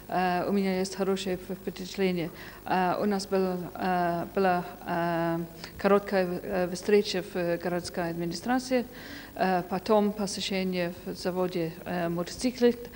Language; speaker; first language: Russian; non-native, fluent; English